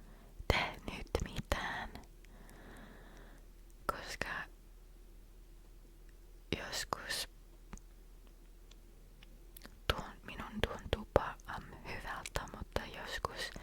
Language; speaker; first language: Finnish; non-native, learner; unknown